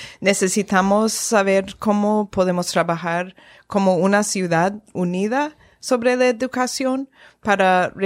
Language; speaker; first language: Spanish; non-native, fluent; English